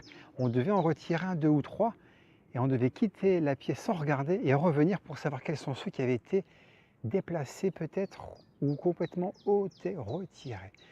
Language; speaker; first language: French; native; French